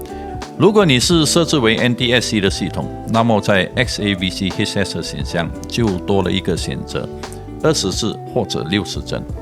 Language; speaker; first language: Chinese; native; Chinese